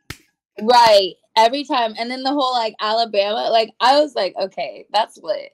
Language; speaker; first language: English; native; English